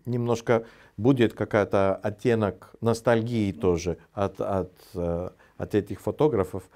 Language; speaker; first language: Russian; non-native, fluent; Greek